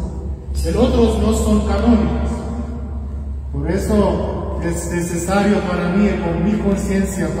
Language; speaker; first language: Spanish; non-native, learner; Romanian